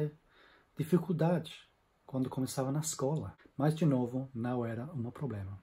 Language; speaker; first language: Portuguese; non-native, fluent; English